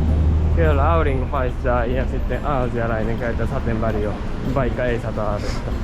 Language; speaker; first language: Finnish; non-native, learner; Japanese